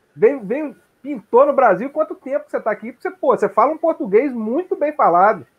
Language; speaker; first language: Portuguese; native; Portuguese